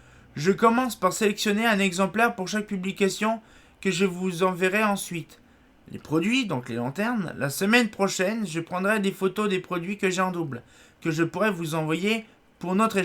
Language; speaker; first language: French; native; French